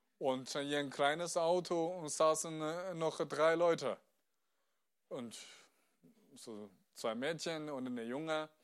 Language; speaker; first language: German; non-native, fluent; Chinese